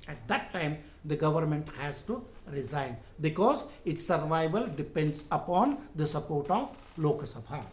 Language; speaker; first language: English; non-native, local second language; Kannada